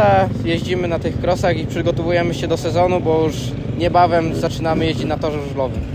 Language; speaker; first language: Polish; native; Polish